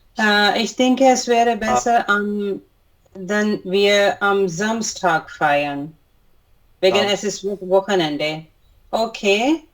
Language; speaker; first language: German; non-native, learner; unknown